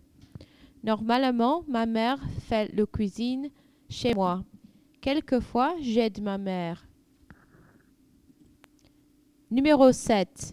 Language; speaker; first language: French; non-native, learner; English